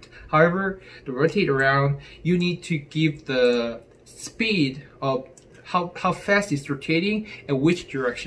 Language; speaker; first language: English; non-native, fluent; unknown